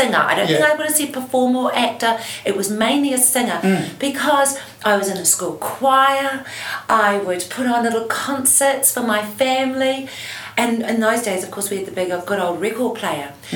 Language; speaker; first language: English; native; English